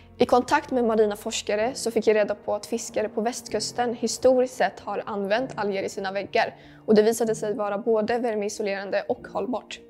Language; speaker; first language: Swedish; early bilingual, other home language; Arabic